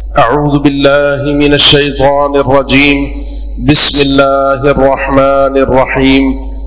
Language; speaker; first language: Urdu; native; Urdu